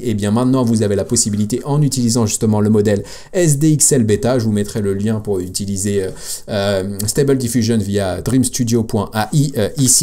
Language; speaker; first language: French; native; French